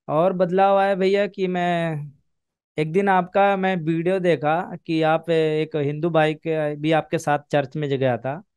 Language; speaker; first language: Hindi; native; Hindi